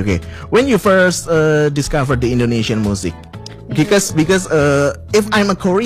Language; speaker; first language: English; non-native, fluent; Indonesian